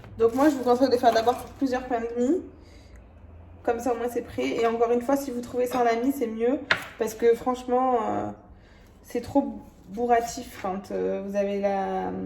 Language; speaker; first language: French; early bilingual, other home language; Arabic